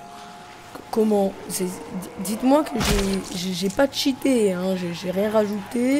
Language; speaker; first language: French; native; French